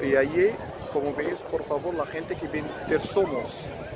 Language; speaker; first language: Spanish; non-native, learner; Arabic